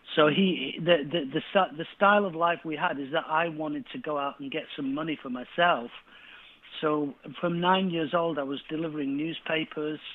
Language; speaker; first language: English; native; English